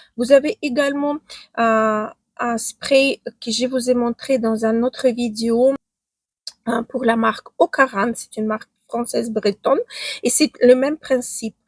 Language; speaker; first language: French; non-native, fluent; Ukrainian